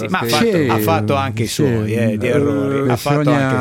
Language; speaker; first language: Italian; native; Italian